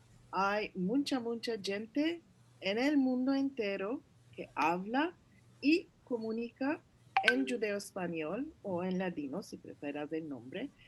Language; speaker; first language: Spanish; early bilingual, heritage; Turkish